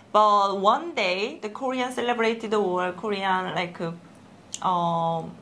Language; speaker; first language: English; non-native, learner; Korean